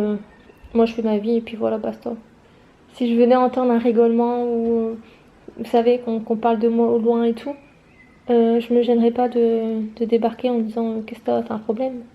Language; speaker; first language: French; native; French